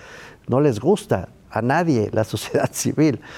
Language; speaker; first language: Spanish; native; Spanish